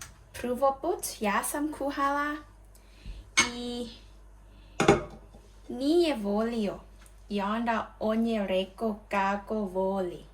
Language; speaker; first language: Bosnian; non-native, learner; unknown